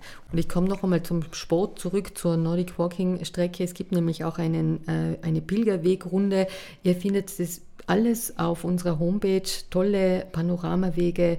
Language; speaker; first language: German; native; German